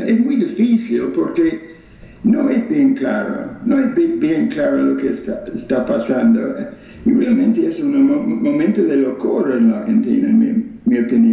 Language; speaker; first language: Spanish; non-native, fluent; English